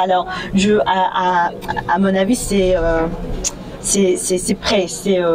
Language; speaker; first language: French; non-native, fluent; English